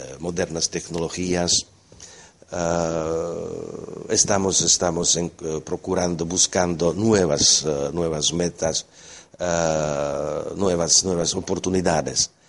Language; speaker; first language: Spanish; non-native, fluent; Slovak